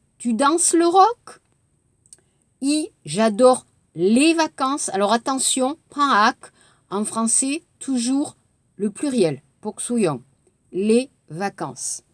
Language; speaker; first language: French; native; French